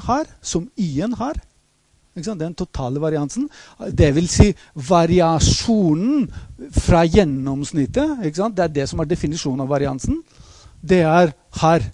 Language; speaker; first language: Norwegian; non-native, fluent; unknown